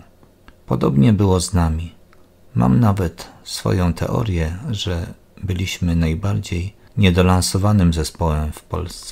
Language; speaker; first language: Polish; native; Polish